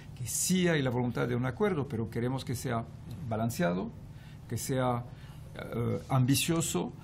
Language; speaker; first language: Spanish; non-native, fluent; French